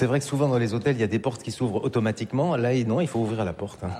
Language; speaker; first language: French; native; French